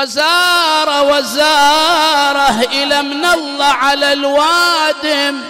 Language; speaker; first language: Arabic; native; Arabic